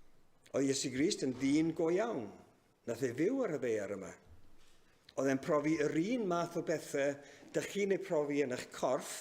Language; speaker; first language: Welsh; native; Welsh